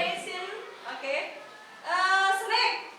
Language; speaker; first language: English; non-native, fluent; Indonesian